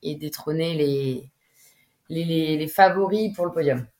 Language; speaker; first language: French; native; French